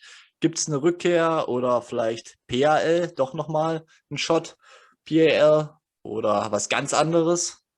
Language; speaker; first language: German; native; German